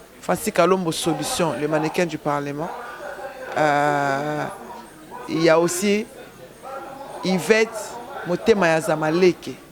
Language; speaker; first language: Lingala; native; Lingala